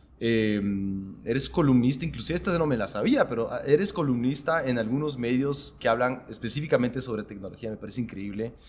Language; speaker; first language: Spanish; native; Spanish